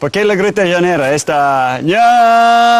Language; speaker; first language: Spanish; non-native, learner; English